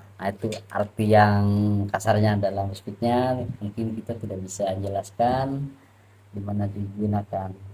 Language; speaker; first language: Indonesian; non-native, local second language; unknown